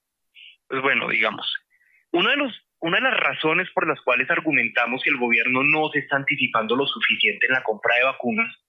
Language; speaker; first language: Spanish; native; Spanish